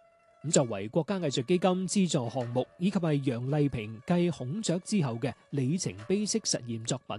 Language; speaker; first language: Chinese; non-native, local second language; Cantonese